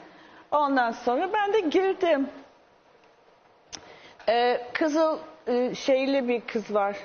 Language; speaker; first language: Turkish; non-native, fluent; English